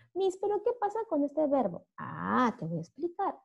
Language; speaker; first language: Spanish; native; Spanish